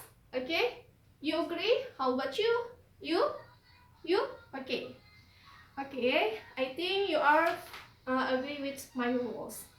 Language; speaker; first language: English; non-native, learner; Indonesian